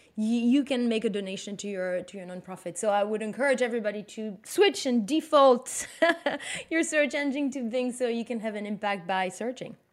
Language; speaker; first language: English; non-native, fluent; French